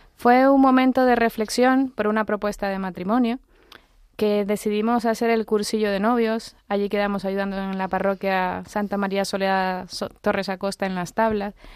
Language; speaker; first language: Spanish; native; Spanish